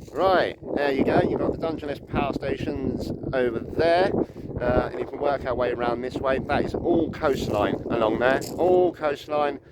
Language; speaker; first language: English; native; English